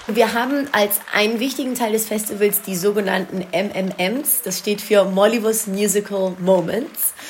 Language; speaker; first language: German; non-native, local second language; Greek